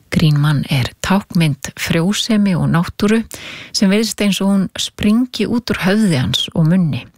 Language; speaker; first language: Icelandic; native; Icelandic